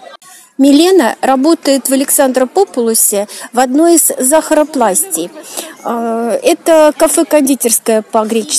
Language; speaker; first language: Russian; native; Russian